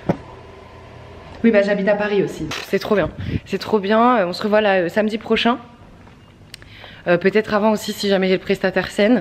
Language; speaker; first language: French; native; French